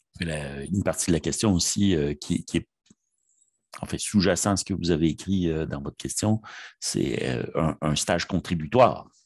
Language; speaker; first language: French; native; French